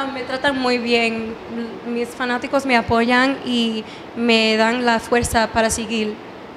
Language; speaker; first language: Spanish; early bilingual, heritage; English